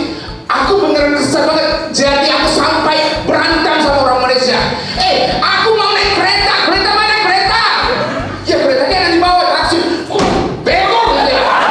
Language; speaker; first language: Indonesian; non-native, fluent; Japanese